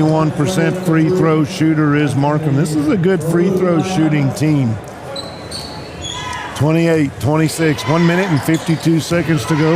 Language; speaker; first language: English; native; English